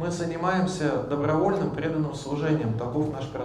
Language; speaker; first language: Russian; native; Russian